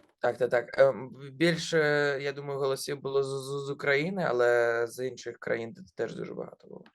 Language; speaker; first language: Ukrainian; non-native, local second language; Russian